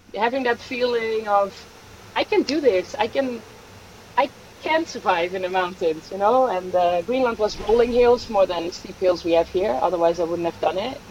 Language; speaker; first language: English; non-native, fluent; Dutch